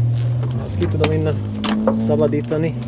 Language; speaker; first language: Hungarian; native; Hungarian